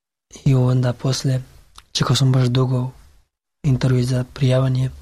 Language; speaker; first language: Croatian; non-native, learner; Pashto